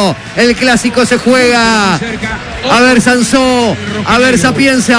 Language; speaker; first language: Spanish; native; Spanish